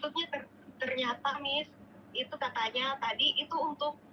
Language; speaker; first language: Indonesian; native; Indonesian